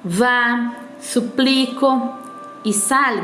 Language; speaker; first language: Spanish; non-native, fluent; Portuguese